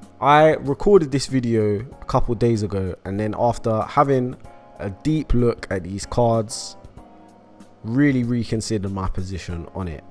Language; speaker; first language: English; native; English